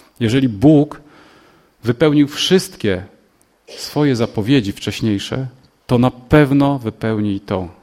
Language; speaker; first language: Polish; native; Polish